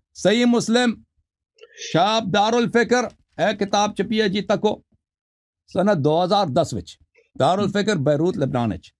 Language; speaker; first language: Urdu; native; Urdu